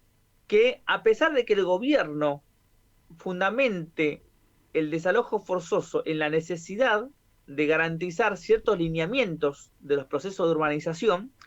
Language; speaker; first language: Spanish; native; Spanish